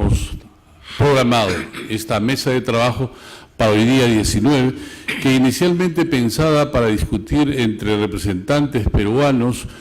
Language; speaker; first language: Spanish; native; Spanish